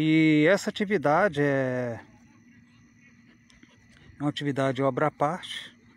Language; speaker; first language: Portuguese; native; Portuguese